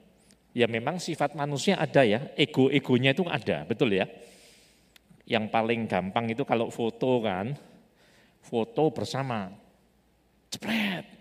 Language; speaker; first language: Indonesian; native; Indonesian